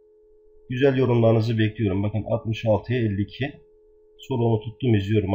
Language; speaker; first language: Turkish; native; Turkish